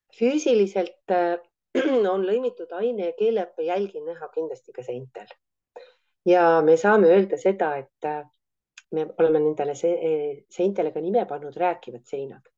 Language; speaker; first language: Estonian; native; Estonian